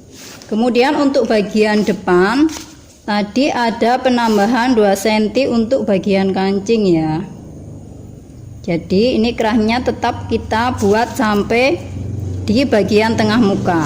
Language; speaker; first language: Indonesian; native; Indonesian